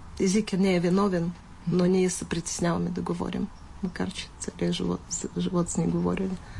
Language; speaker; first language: Bulgarian; early bilingual, heritage; Bulgarian